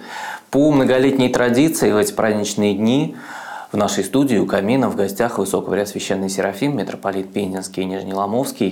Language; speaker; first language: Russian; native; Russian